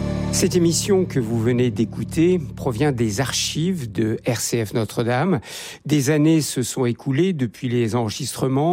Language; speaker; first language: French; native; French